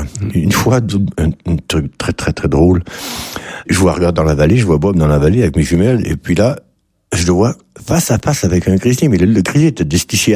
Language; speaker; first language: French; native; French